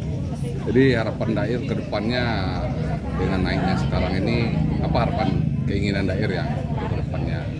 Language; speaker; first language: Indonesian; native; Indonesian